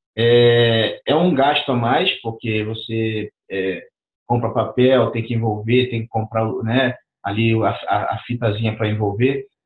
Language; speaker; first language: Portuguese; native; Portuguese